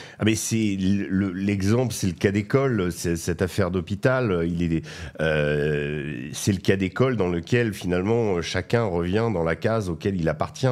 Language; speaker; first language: French; native; French